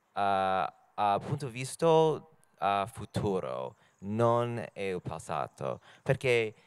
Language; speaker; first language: Italian; non-native, learner; English